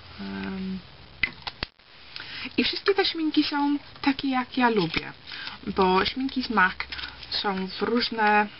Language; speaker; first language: Polish; early bilingual, heritage; Polish